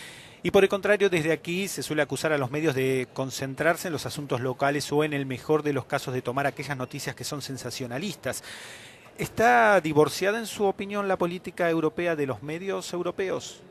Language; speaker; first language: Spanish; native; Spanish